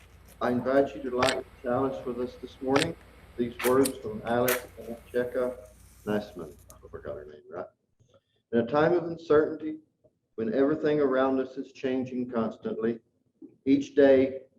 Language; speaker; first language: English; native; English